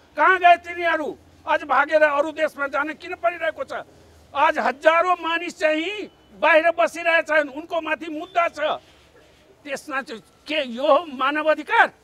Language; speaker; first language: Nepali; non-native, local second language; Maithili